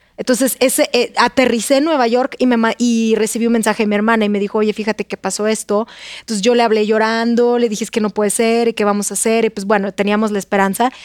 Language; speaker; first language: Spanish; non-native, fluent; Russian